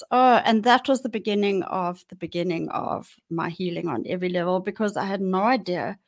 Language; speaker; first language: English; native; English